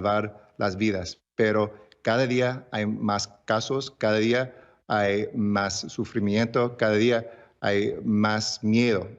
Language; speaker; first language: Spanish; early bilingual, heritage; English